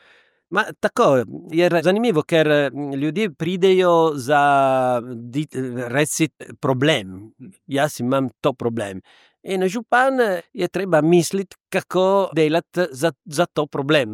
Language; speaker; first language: Slovenian; non-native, learner; Italian